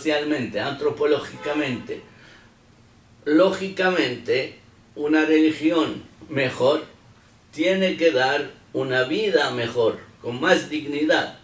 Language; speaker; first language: Spanish; non-native, fluent; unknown